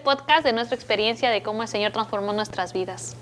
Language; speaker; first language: Spanish; native; Spanish